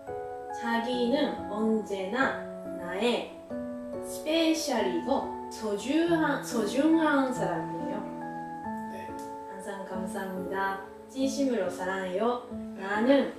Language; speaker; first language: Korean; non-native, learner; Japanese